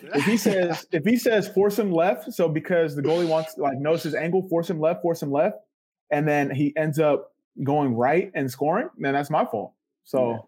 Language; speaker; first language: English; native; English